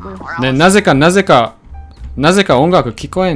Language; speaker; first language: Japanese; non-native, fluent; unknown